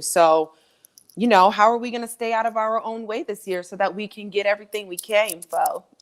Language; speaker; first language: English; native; English